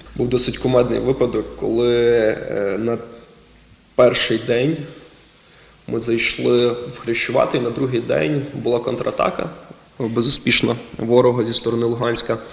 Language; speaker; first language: Ukrainian; non-native, local second language; Russian